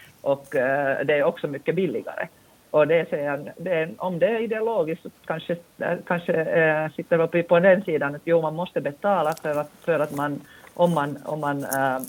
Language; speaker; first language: Swedish; non-native, local second language; Finnish